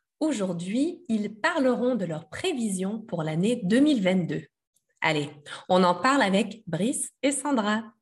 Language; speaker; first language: French; native; French